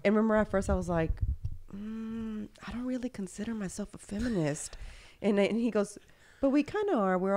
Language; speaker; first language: English; early bilingual, other home language; Spanish